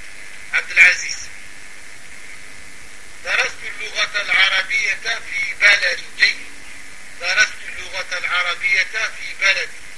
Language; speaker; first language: Arabic; non-native, fluent; French